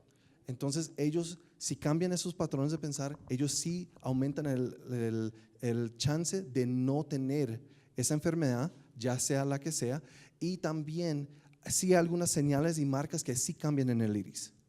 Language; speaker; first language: Spanish; native; Spanish